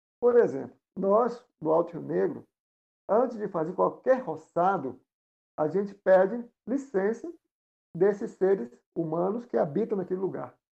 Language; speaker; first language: Portuguese; non-native, local second language; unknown